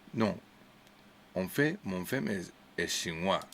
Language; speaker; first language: French; non-native, learner; English